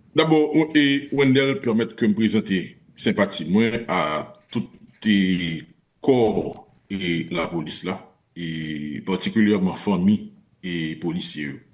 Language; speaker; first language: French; non-native, local second language; Haitian Creole